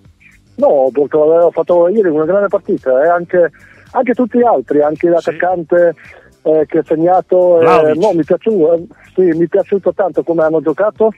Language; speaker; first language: Italian; non-native, fluent; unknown